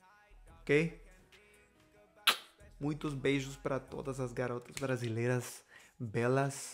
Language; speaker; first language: Portuguese; non-native, learner; Spanish